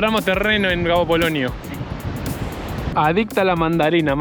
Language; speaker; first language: Spanish; native; Spanish